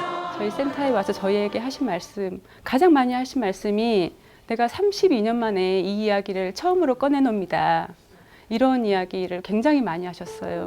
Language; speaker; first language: Korean; non-native, learner; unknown